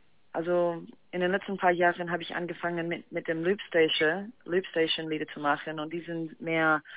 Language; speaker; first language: German; non-native, fluent; English